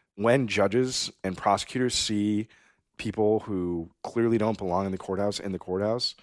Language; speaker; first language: English; native; English